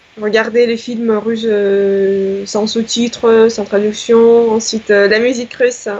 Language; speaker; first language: French; non-native, fluent; Russian